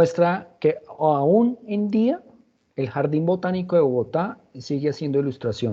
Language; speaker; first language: Spanish; native; Spanish